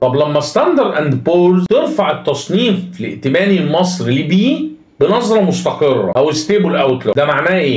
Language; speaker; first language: Arabic; native; Arabic